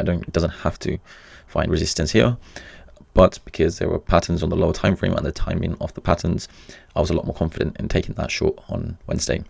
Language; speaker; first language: English; native; English